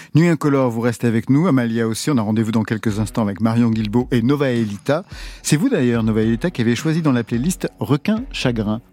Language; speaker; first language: French; native; French